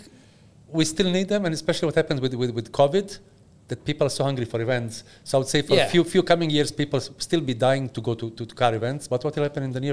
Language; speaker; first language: English; non-native, fluent; Bosnian